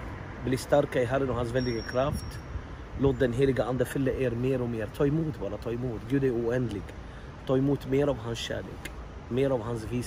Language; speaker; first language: Swedish; non-native, fluent; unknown